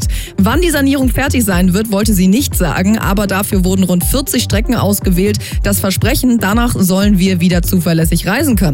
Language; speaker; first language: German; native; German